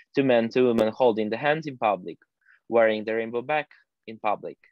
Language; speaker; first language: English; non-native, fluent; Polish